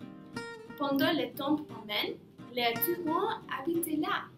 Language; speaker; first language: French; non-native, learner; English